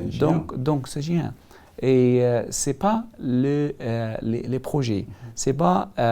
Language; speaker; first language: French; non-native, learner; Arabic